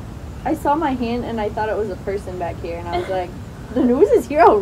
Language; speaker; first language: English; native; English